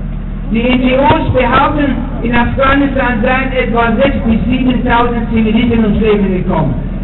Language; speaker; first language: German; non-native, fluent; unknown